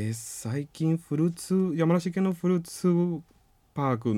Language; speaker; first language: Japanese; non-native, learner; Spanish